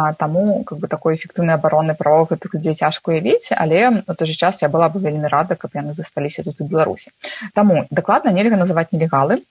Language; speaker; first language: Belarusian; non-native, local second language; Russian